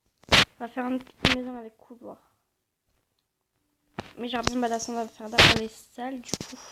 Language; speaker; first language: French; native; French